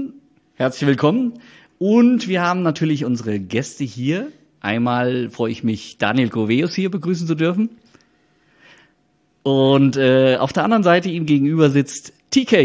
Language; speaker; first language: German; native; German